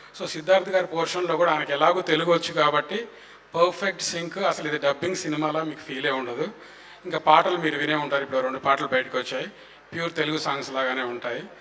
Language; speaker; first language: Telugu; native; Telugu